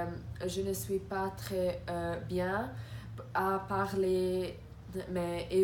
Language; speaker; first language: French; non-native, learner; Croatian